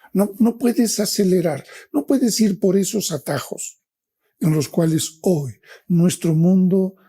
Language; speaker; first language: Spanish; native; Spanish